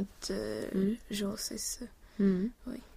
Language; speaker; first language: French; non-native, learner; Swedish